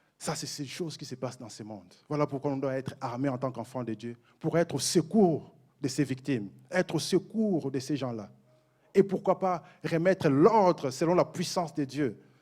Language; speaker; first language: French; non-native, local second language; Mossi